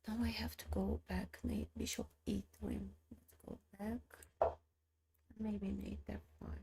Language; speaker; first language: English; non-native, learner; Armenian